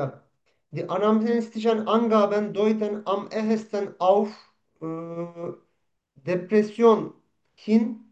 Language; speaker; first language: German; non-native, learner; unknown